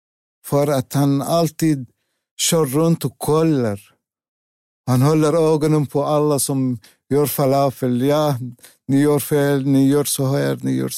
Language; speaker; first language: Swedish; non-native, learner; Arabic